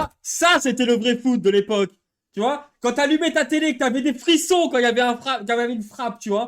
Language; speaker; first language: French; native; French